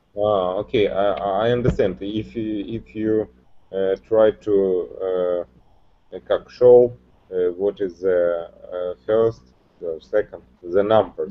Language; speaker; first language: English; non-native, learner; Russian